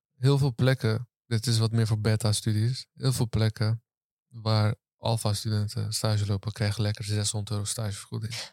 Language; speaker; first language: Dutch; early bilingual, other home language; Turkish